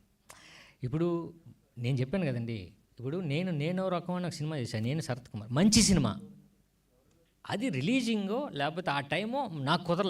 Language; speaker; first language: Telugu; native; Telugu